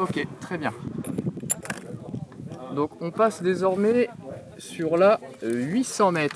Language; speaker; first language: French; native; French